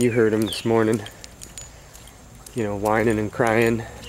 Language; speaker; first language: English; native; English